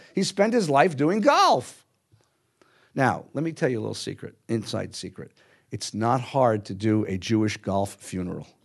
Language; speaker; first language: English; native; English